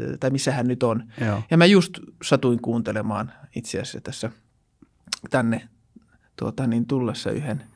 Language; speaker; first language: Finnish; native; Finnish